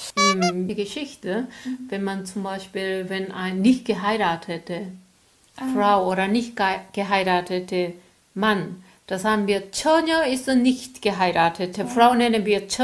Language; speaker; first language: German; non-native, learner; Korean